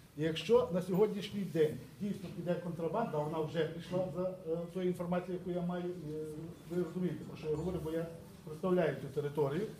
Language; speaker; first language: Ukrainian; native; Ukrainian